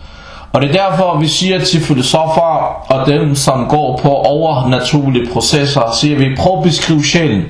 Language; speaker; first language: Danish; non-native, fluent; Arabic